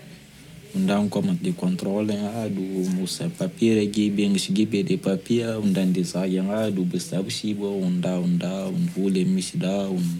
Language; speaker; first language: German; non-native, learner; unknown